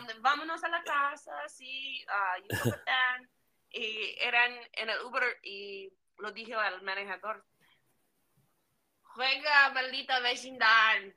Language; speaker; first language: Spanish; non-native, learner; English